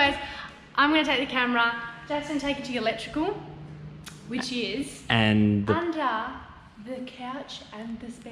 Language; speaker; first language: English; native; English